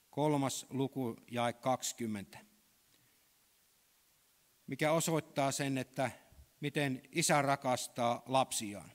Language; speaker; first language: Finnish; native; Finnish